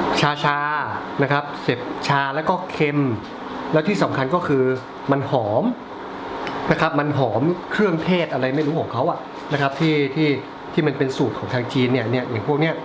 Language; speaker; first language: Thai; native; Thai